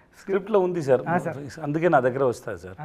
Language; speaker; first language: Telugu; non-native, learner; Tamil